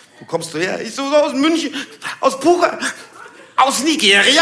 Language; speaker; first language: German; native; German